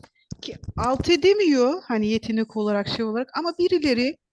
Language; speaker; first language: Turkish; native; Turkish